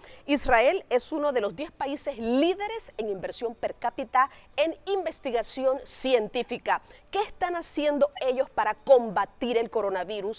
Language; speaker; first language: Spanish; native; Spanish